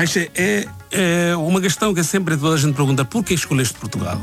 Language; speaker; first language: Portuguese; non-native, learner; Bangla